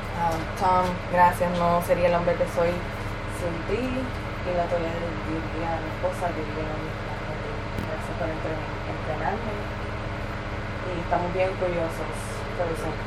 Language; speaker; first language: Spanish; early bilingual, heritage; Spanish